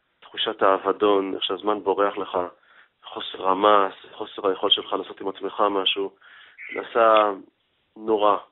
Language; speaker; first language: Hebrew; native; Hebrew